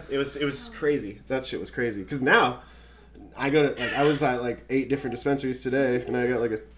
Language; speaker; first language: English; native; English